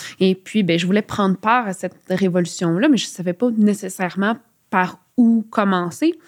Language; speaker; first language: French; native; French